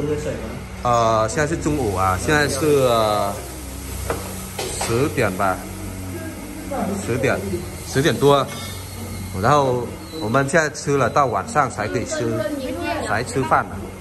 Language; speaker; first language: Chinese; non-native, fluent; Vietnamese